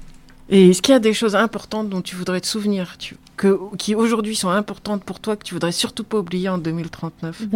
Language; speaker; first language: French; native; French